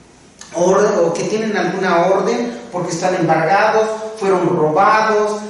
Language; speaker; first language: Spanish; native; Spanish